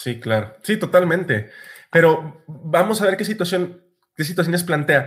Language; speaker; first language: Spanish; native; Spanish